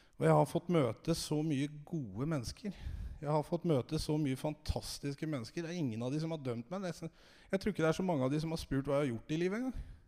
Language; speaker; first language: Norwegian; native; Norwegian